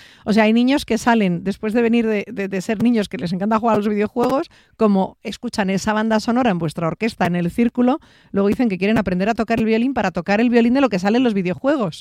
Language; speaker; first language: Spanish; native; Spanish